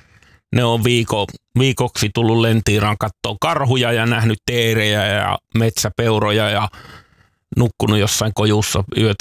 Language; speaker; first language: Finnish; native; Finnish